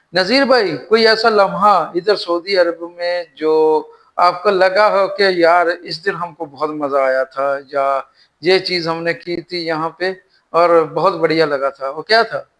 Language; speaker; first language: Urdu; non-native, local second language; Punjabi